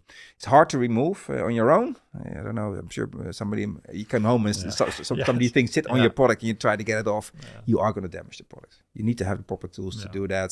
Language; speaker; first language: English; non-native, fluent; Dutch